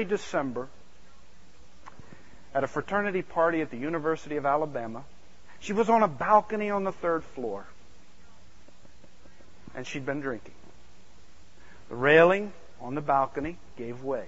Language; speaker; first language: English; native; English